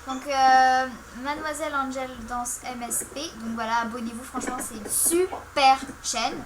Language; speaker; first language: French; native; French